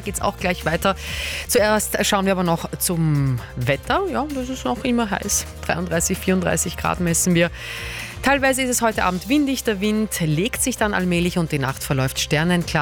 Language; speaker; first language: German; native; German